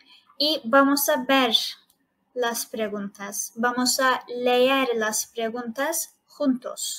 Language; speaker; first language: Spanish; non-native, fluent; Turkish